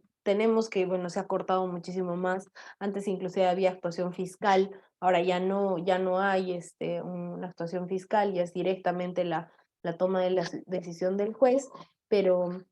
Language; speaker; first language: Spanish; native; Spanish